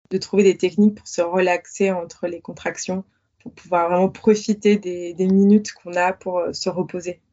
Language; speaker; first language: French; native; French